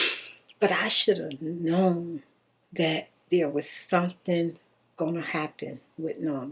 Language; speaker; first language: English; native; English